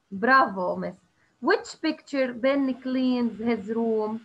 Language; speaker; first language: English; non-native, learner; Arabic